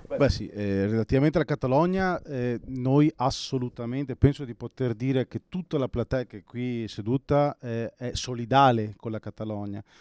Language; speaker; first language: Italian; non-native, local second language; Venetian